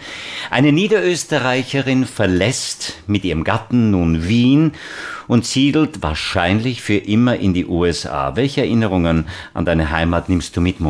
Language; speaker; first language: German; native; German